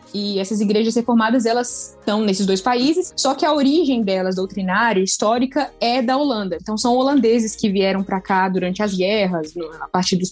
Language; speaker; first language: Portuguese; native; Portuguese